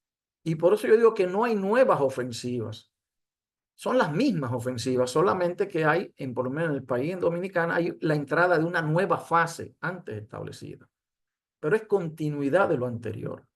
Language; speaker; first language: Spanish; native; Spanish